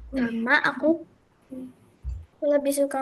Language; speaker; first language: Indonesian; native; Indonesian